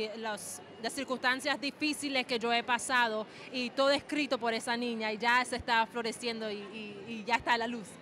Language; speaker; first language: Spanish; early bilingual, heritage; Spanish